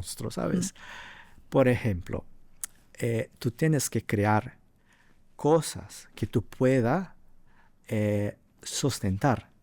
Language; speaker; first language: Spanish; non-native, fluent; Portuguese